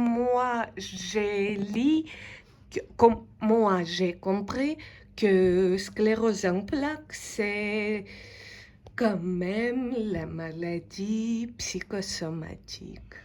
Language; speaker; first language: French; non-native, fluent; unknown